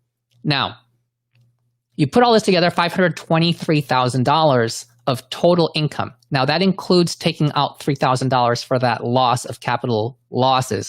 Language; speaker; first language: English; native; English